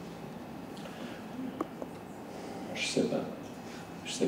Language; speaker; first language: French; non-native, fluent; Hungarian